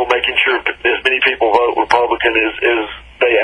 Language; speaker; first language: English; native; English